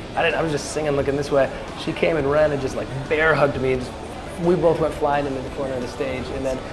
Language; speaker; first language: English; native; English